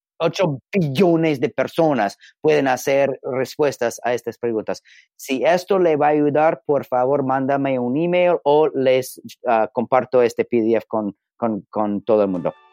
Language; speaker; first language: Spanish; non-native, learner; English